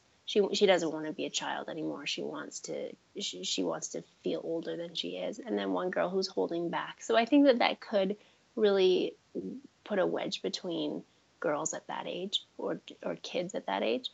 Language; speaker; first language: English; native; English